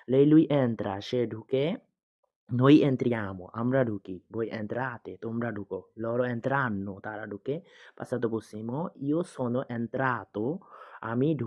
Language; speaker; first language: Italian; non-native, learner; Bangla